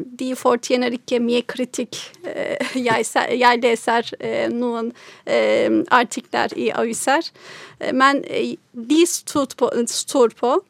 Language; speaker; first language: Norwegian; non-native, fluent; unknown